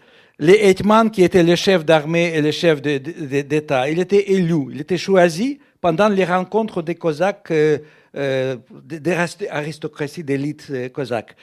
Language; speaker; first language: French; non-native, fluent; Russian